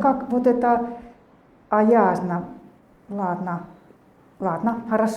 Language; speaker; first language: Russian; non-native, fluent; Finnish